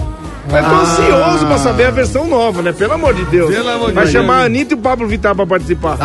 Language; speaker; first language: Portuguese; native; Portuguese